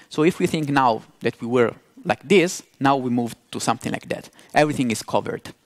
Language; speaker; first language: English; non-native, fluent; Italian